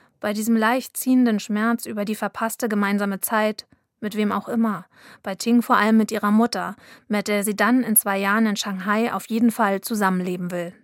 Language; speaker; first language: German; native; German